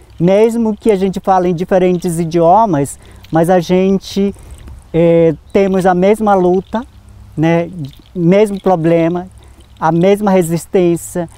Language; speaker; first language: Portuguese; non-native, local second language; Ticuna